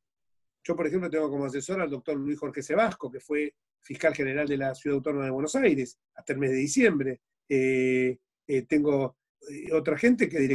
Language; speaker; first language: Spanish; native; Spanish